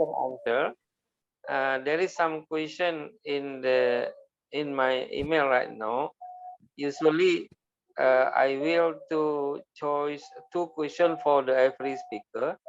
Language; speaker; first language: English; non-native, learner; Malay